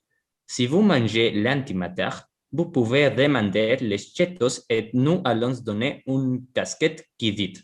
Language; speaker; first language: French; non-native, learner; Spanish